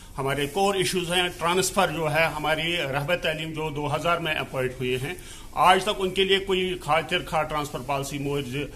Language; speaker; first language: Urdu; non-native, local second language; Kashmiri